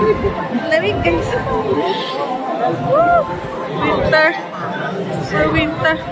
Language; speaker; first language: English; non-native, local second language; Filipino